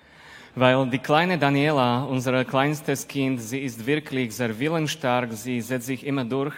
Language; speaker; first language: German; non-native, fluent; Slovak